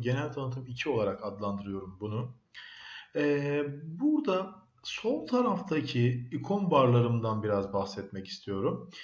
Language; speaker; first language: Turkish; native; Turkish